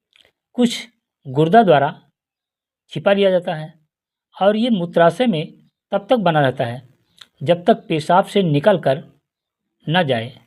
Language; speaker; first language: Hindi; native; Hindi